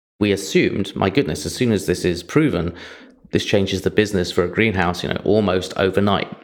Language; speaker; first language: English; native; English